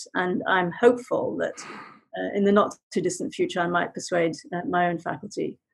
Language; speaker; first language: English; native; English